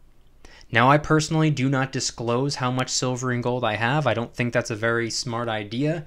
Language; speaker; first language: English; native; English